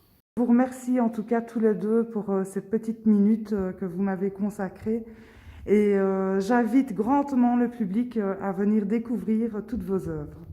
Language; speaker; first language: French; native; French